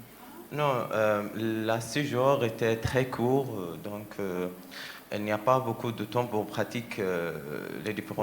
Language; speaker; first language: French; non-native, learner; Arabic